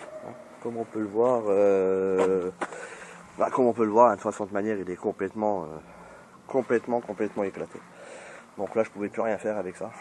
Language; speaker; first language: French; native; French